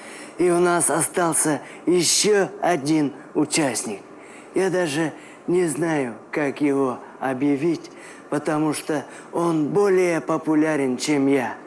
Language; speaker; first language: Russian; non-native, local second language; Tatar